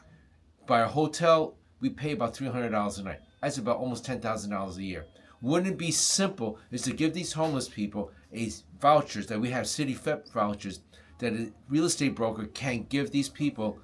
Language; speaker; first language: English; non-native, fluent; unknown